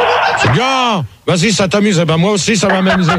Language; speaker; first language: French; native; French